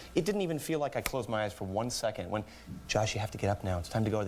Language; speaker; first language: English; native; English